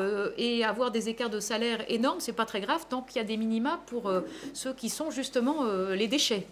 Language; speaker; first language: French; native; French